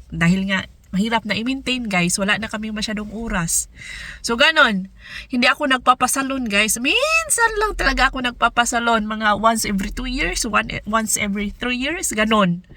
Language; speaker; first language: Filipino; non-native, local second language; Cebuano